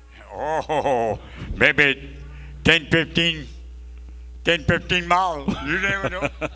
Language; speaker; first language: English; early bilingual, other home language; French